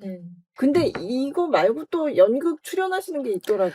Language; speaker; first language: Korean; native; Korean